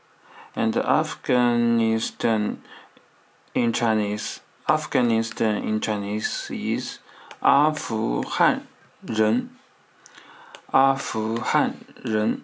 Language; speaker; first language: English; non-native, learner; Chinese